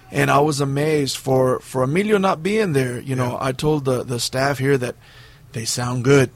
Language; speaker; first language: English; early bilingual, other home language; Spanish